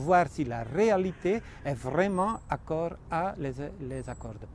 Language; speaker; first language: French; non-native, fluent; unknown